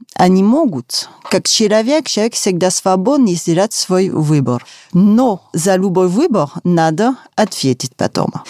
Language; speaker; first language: Russian; non-native, fluent; French